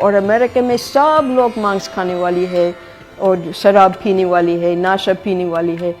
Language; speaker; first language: Hindi; non-native, fluent; English